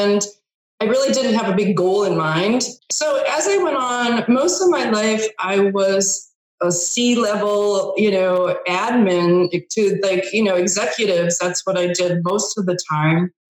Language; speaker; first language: English; native; English